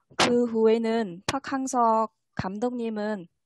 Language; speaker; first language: Korean; non-native, fluent; Vietnamese